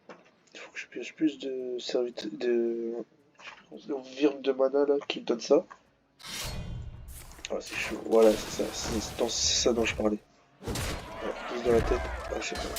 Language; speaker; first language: French; native; French